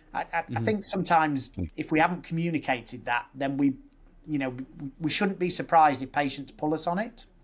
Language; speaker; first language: English; native; English